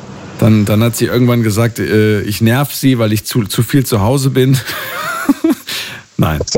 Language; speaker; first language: German; native; German